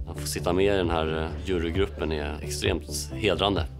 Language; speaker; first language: Swedish; native; Swedish